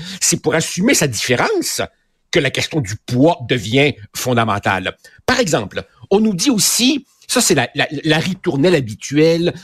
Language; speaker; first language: French; native; French